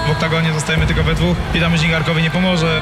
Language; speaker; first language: Polish; native; Polish